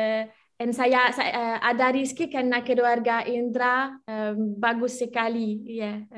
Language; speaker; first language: Indonesian; non-native, learner; French